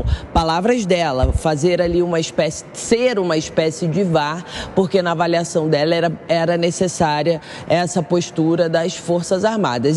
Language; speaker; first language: Portuguese; native; Portuguese